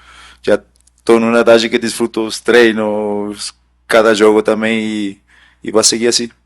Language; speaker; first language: Portuguese; non-native, fluent; Spanish